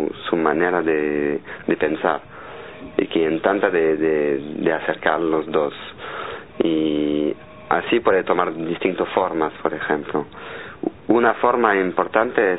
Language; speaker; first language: Spanish; non-native, fluent; French